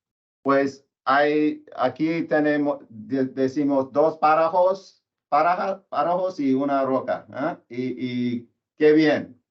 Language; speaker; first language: Spanish; non-native, learner; English